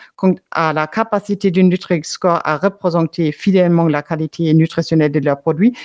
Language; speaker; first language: French; non-native, fluent; German